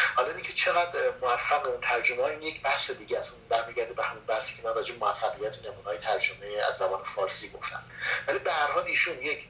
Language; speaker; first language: Persian; non-native, local second language; Kurdish